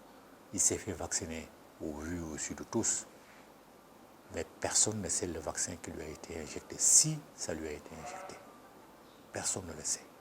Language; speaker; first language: French; non-native, local second language; Bambara